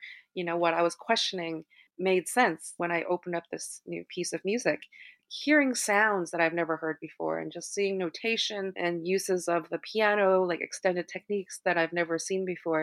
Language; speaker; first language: English; native; English